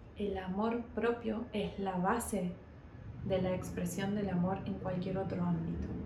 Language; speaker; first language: Spanish; early bilingual, heritage; Spanish